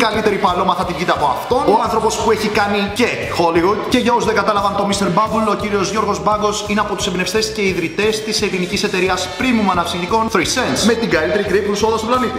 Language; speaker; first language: Greek; native; Greek